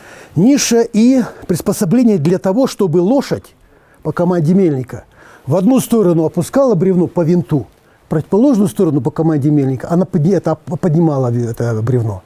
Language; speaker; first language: Russian; native; Russian